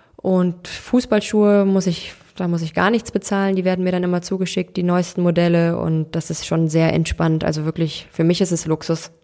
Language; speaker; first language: German; early bilingual, other home language; Turkish